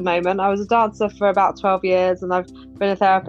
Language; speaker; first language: English; native; English